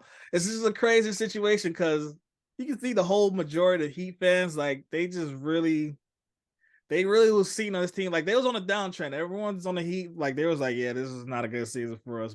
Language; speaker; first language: English; native; English